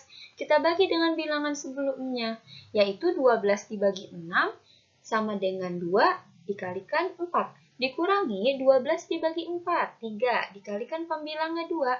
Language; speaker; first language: Indonesian; native; Indonesian